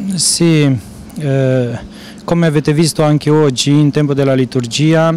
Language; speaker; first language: Italian; non-native, fluent; Romanian